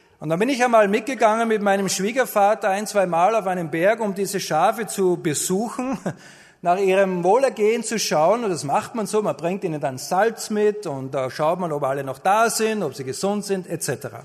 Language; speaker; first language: German; native; German